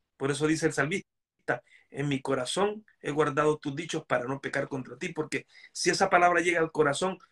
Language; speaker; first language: Spanish; native; Spanish